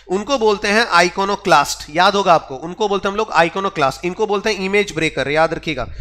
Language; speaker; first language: Hindi; non-native, local second language; Odia